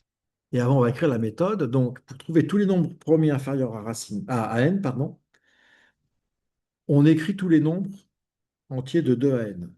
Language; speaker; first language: French; native; French